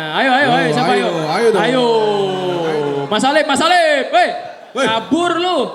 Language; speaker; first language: Indonesian; native; Indonesian